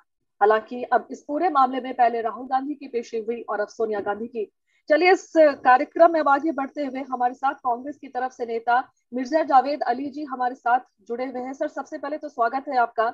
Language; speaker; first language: Hindi; native; Hindi